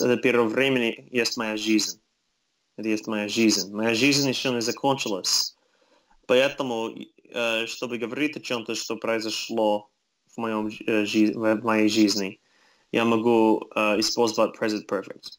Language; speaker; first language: Russian; non-native, fluent; English